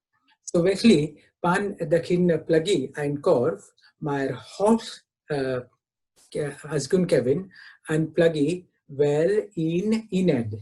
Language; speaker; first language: Welsh; non-native, fluent; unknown